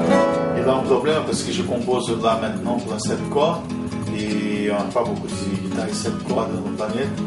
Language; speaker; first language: French; non-native, fluent; Portuguese